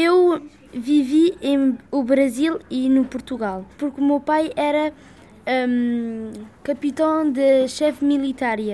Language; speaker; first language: Portuguese; early bilingual, heritage; Portuguese